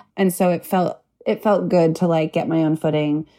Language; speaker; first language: English; native; English